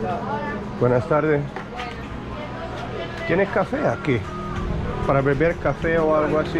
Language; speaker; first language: Spanish; non-native, learner; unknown